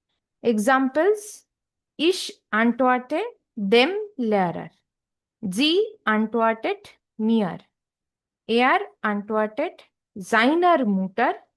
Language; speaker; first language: German; non-native, fluent; Hindi